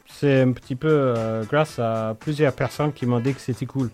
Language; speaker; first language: French; non-native, fluent; English